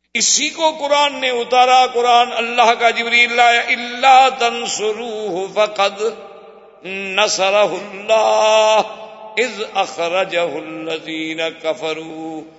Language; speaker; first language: Urdu; native; Urdu